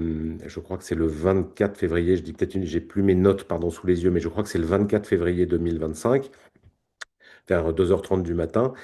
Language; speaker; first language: French; native; French